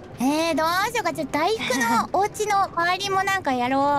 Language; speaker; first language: Japanese; native; Japanese